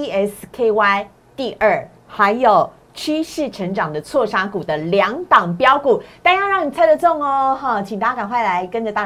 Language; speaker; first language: Chinese; native; Chinese